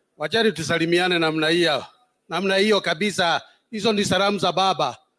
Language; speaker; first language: Swahili; non-native, local second language; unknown